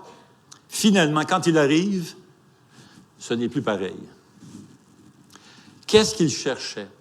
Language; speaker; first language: French; native; French